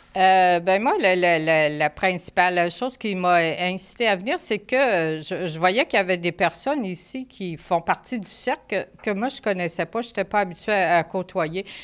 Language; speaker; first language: French; native; French